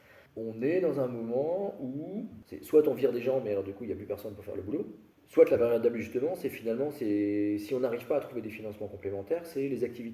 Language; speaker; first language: French; native; French